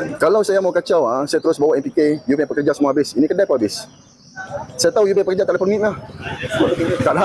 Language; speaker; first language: Malay; native; Malay